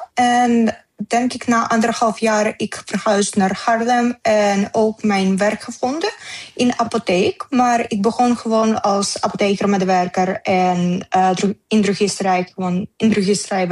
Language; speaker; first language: Dutch; non-native, learner; Ukrainian